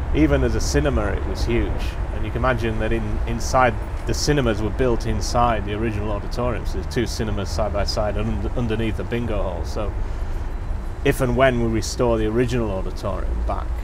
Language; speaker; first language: English; native; English